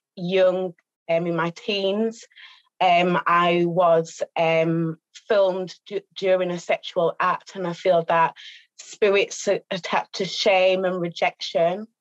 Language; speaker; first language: English; native; English